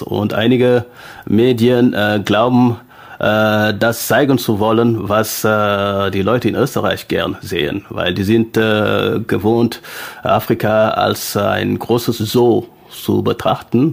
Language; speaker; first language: German; non-native, fluent; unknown